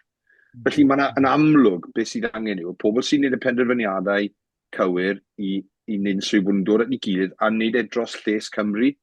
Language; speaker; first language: Welsh; native; Welsh